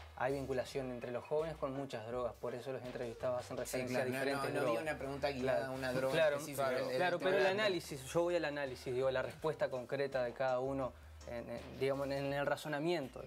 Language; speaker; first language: Spanish; native; Spanish